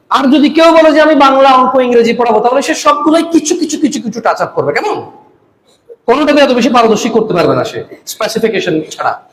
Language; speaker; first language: Bangla; early bilingual, heritage; Bangla